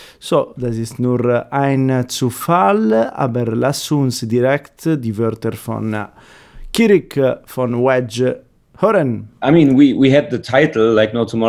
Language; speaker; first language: German; non-native, fluent; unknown